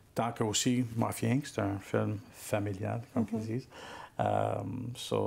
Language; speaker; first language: French; native; French